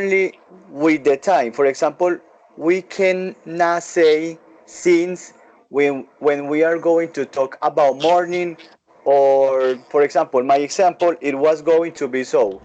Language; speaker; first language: English; non-native, learner; Spanish